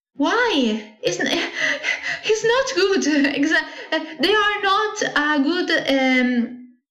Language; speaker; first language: English; non-native, learner; Italian